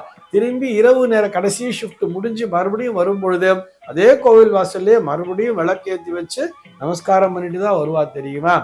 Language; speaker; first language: Tamil; native; Tamil